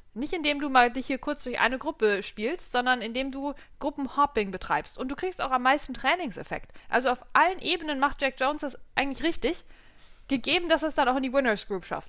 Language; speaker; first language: German; native; German